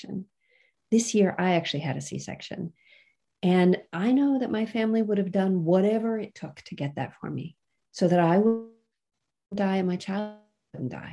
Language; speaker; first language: English; native; English